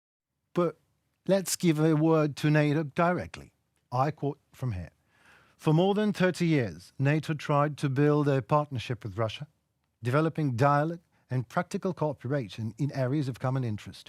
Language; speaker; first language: English; non-native, fluent; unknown